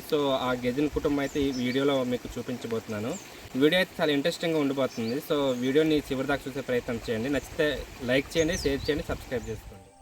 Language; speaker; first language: Telugu; non-native, local second language; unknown